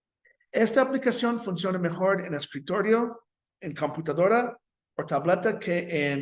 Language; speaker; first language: Spanish; non-native, fluent; English